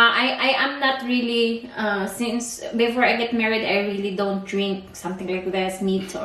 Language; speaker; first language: English; non-native, learner; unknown